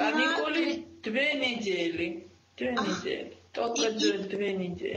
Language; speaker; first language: Russian; non-native, fluent; Georgian